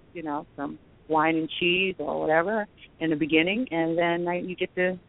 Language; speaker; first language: English; native; English